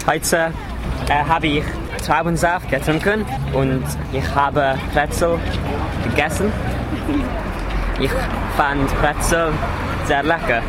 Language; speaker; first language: German; non-native, learner; Welsh